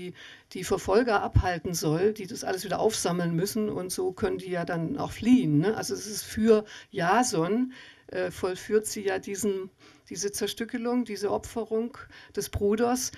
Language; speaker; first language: German; native; German